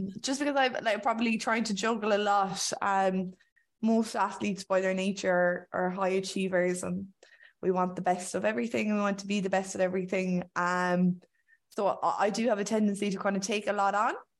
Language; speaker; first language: English; native; English